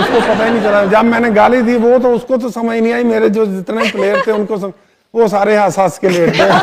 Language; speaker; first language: Urdu; non-native, local second language; Punjabi